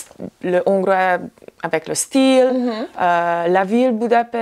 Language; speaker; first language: French; non-native, learner; Hungarian